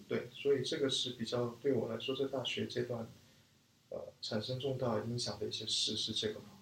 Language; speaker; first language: Chinese; early bilingual, other home language; Korean